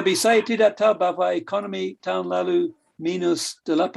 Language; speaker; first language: Indonesian; non-native, fluent; English